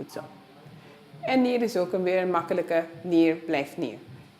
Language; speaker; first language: Dutch; non-native, local second language; Papiamento